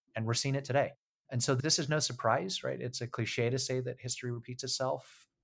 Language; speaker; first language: English; native; English